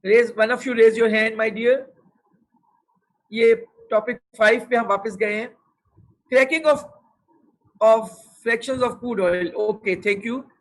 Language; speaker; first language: English; non-native, local second language; Urdu